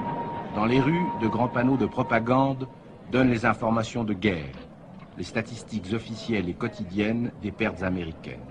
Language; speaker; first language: French; native; French